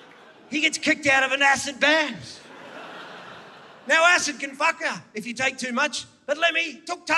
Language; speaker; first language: English; native; English